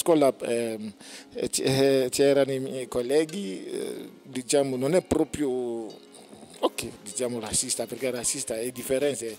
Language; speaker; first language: Italian; non-native, fluent; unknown